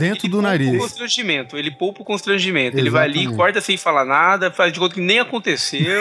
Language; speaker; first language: Portuguese; native; Portuguese